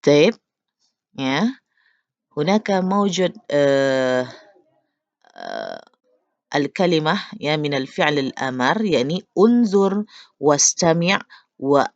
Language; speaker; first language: Arabic; non-native, learner; Indonesian